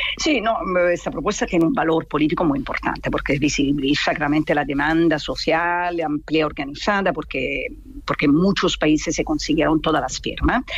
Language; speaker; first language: Spanish; non-native, fluent; Italian